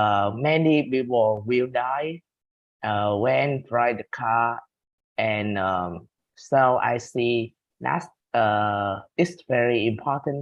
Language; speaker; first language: English; non-native, learner; Vietnamese